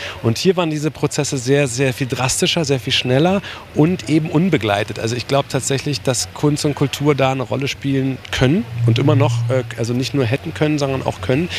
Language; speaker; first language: German; native; German